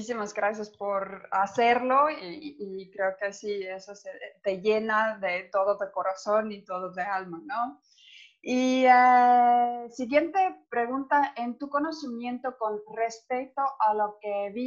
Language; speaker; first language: Spanish; non-native, fluent; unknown